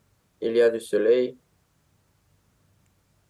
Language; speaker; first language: French; non-native, learner; Romanian